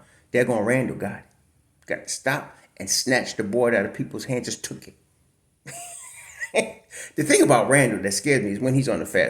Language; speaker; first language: English; native; English